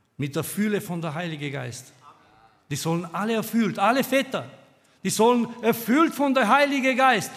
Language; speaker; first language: German; non-native, fluent; Romanian